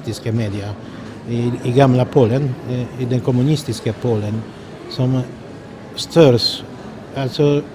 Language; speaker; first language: Swedish; non-native, fluent; Polish